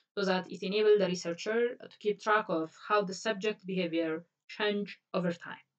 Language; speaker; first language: English; non-native, local second language; Amharic